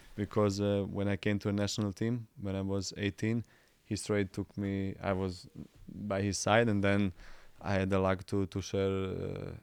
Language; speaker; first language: English; non-native, fluent; Croatian